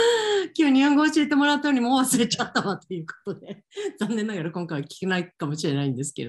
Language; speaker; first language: Japanese; native; Japanese